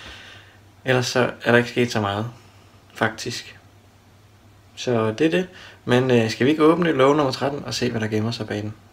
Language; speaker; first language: Danish; native; Danish